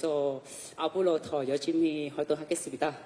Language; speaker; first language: Korean; non-native, learner; Vietnamese